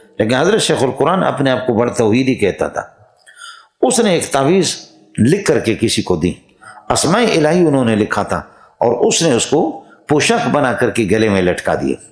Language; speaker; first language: Urdu; non-native, local second language; Brahui